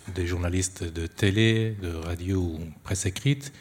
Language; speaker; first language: French; non-native, fluent; Persian